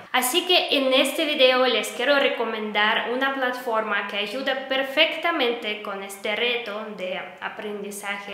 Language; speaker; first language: Spanish; non-native, fluent; Russian